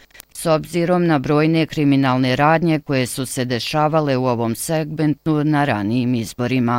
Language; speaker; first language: Bosnian; native; Bosnian